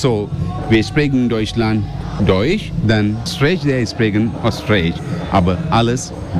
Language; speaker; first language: German; non-native, learner; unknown